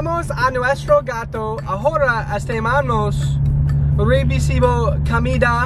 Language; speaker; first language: Spanish; non-native, learner; English